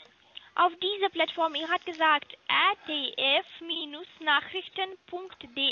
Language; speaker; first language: German; non-native, learner; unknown